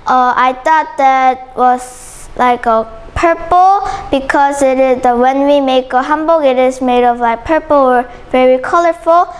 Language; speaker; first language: English; non-native, learner; Korean